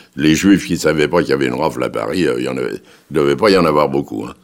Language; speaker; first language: French; native; French